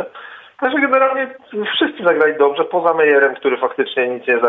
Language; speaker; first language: Polish; native; Polish